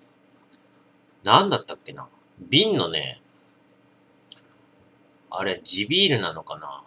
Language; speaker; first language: Japanese; native; Japanese